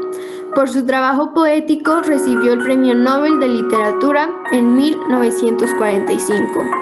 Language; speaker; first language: Spanish; native; Spanish